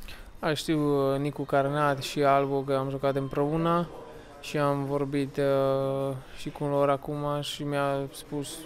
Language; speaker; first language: Romanian; non-native, learner; Slovak